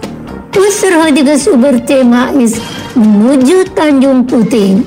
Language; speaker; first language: German; non-native, learner; Indonesian